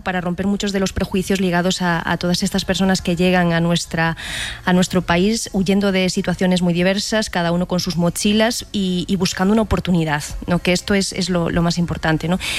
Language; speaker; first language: Spanish; native; Spanish